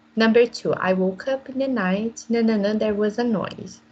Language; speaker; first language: English; non-native, fluent; Portuguese